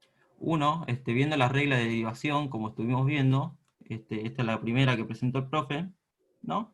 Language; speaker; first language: Spanish; native; Spanish